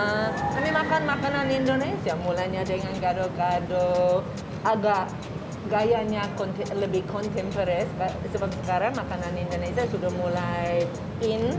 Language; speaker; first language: Indonesian; non-native, fluent; English